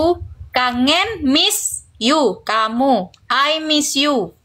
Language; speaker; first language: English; non-native, learner; Indonesian